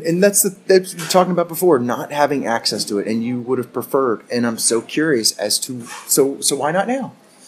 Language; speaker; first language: English; native; English